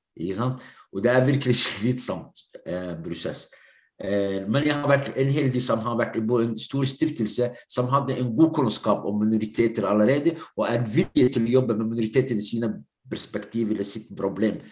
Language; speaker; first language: Norwegian; non-native, fluent; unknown